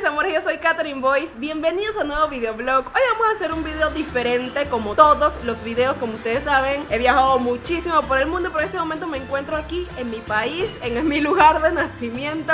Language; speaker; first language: Spanish; native; Spanish